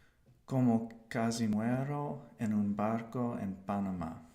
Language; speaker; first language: Spanish; non-native, learner; English